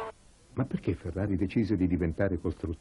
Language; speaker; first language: Italian; native; Italian